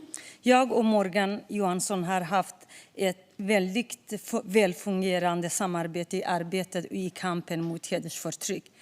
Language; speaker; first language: Swedish; non-native, fluent; Kurdish